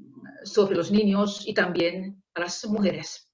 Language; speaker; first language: Spanish; non-native, fluent; Finnish